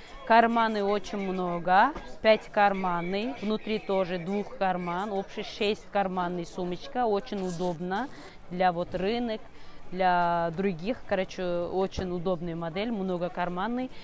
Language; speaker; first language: Russian; non-native, learner; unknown